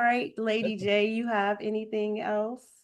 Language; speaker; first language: English; native; English